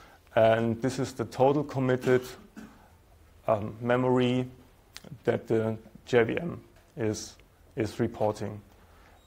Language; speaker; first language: English; non-native, fluent; German